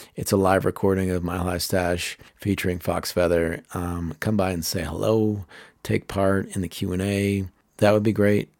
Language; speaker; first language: English; native; English